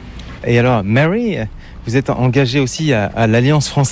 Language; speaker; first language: French; native; French